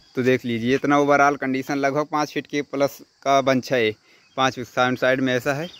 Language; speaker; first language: Hindi; native; Hindi